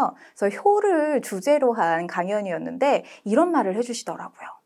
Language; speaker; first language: Korean; native; Korean